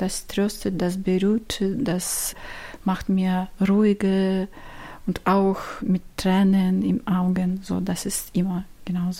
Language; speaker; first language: German; non-native, learner; Ukrainian